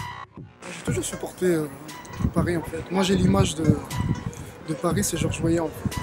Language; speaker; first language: French; early bilingual, other home language; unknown